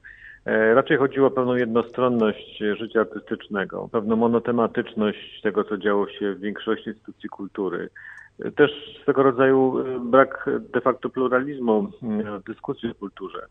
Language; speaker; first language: Polish; native; Polish